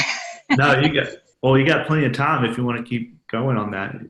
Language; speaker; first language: English; native; English